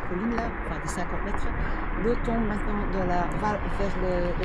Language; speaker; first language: French; non-native, local second language; Dutch